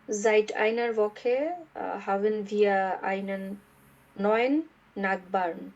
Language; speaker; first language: German; non-native, learner; Bangla